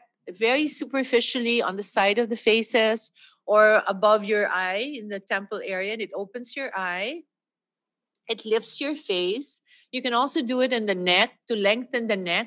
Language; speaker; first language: English; non-native, local second language; Filipino